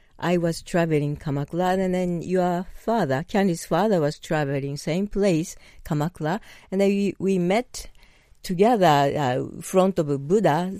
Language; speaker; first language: English; non-native, learner; Japanese